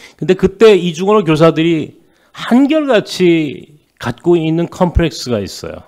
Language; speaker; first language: Korean; native; Korean